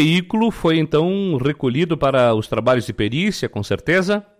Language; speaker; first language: Portuguese; native; Portuguese